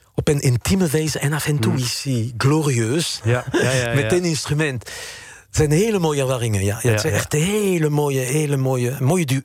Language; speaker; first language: Dutch; non-native, fluent; French